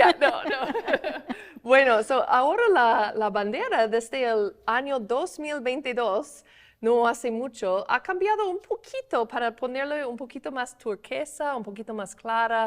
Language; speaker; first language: Spanish; non-native, fluent; English